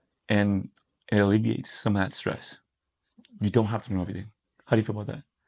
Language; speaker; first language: English; native; English